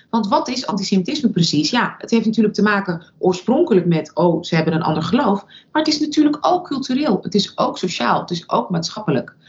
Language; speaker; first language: Dutch; early bilingual, other home language; Russian